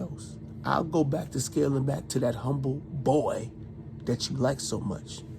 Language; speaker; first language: English; native; English